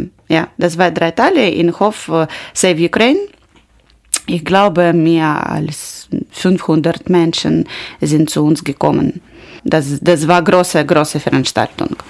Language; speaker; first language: German; non-native, learner; Ukrainian